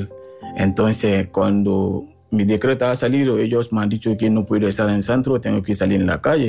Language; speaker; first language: Spanish; non-native, learner; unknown